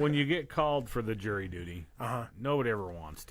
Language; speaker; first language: English; native; English